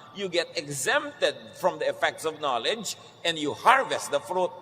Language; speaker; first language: English; non-native, local second language; Filipino